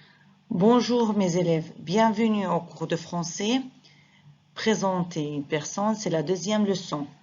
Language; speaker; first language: French; non-native, fluent; Arabic